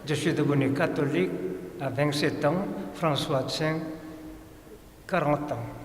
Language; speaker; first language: French; non-native, fluent; Korean